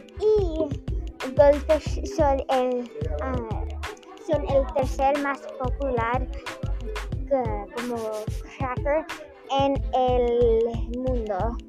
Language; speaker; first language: Spanish; non-native, learner; English